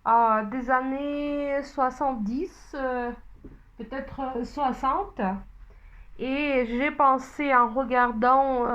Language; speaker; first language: French; non-native, fluent; Russian